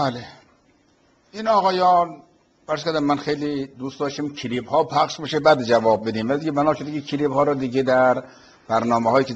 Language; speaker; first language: Persian; native; Persian